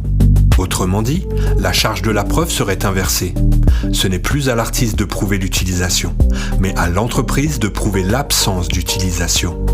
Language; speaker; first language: French; native; French